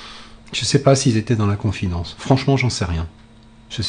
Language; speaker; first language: French; native; French